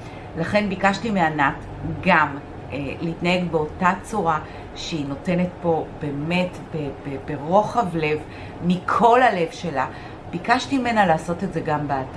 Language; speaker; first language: Hebrew; native; Hebrew